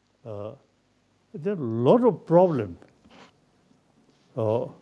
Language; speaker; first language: English; non-native, learner; Tibetan